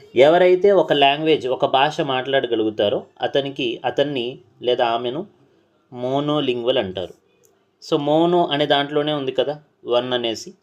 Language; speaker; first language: Telugu; non-native, local second language; Urdu